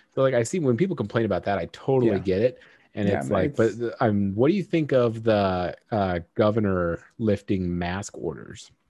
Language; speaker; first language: English; native; English